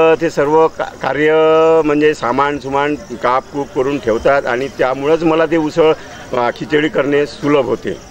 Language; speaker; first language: Marathi; native; Marathi